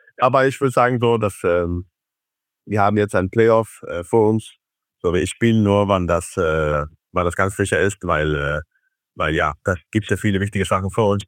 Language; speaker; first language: German; non-native, fluent; Faroese